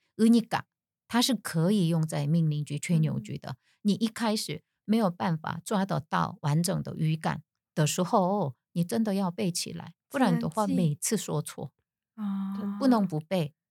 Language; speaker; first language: Chinese; non-native, fluent; Korean